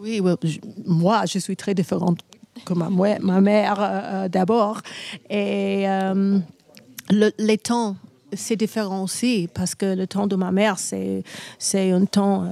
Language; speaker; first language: French; non-native, learner; English